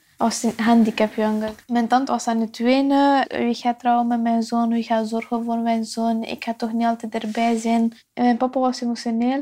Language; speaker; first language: Dutch; non-native, fluent; Persian